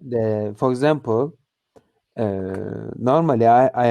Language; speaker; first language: English; non-native, learner; Turkish